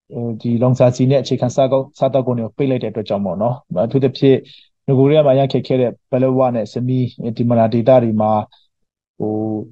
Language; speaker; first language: Burmese; non-native, local second language; Hakha Chin